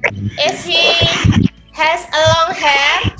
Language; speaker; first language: English; non-native, learner; Indonesian